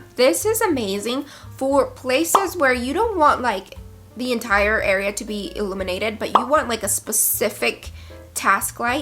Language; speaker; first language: English; native; English